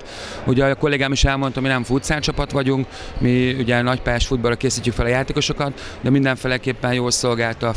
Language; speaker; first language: Hungarian; native; Hungarian